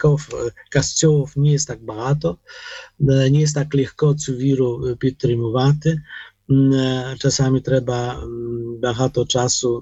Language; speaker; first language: Polish; non-native, learner; Ukrainian